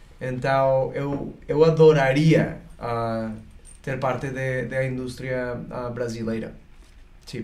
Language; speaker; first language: Portuguese; non-native, learner; Spanish